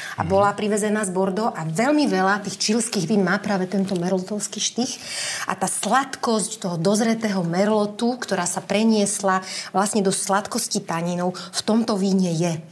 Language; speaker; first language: Slovak; native; Slovak